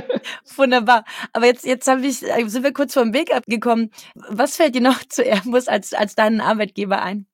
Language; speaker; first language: German; native; German